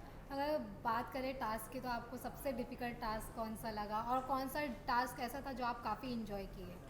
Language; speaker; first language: Hindi; native; Hindi